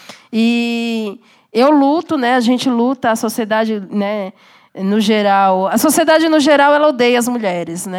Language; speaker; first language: Portuguese; native; Portuguese